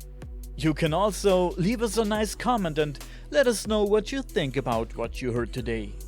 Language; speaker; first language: English; non-native, fluent; German